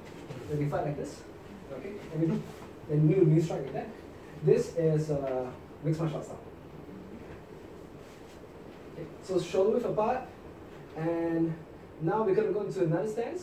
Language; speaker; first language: English; non-native, local second language; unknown